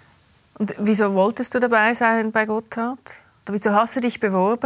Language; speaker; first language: German; native; German